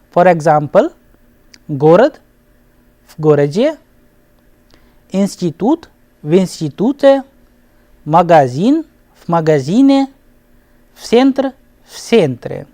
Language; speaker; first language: Russian; non-native, fluent; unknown